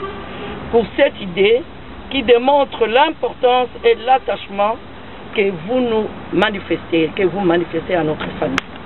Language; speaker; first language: French; non-native, local second language; Lingala